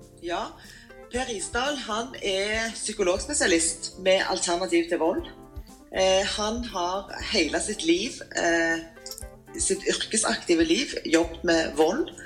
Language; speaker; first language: Norwegian; native; Norwegian